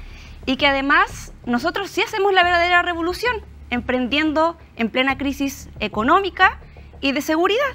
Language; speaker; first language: Spanish; native; Spanish